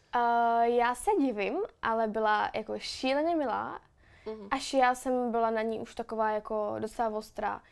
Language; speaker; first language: Czech; native; Czech